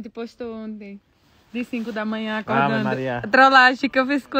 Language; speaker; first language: Portuguese; native; Portuguese